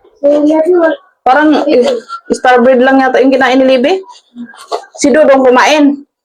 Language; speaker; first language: Filipino; non-native, local second language; Cebuano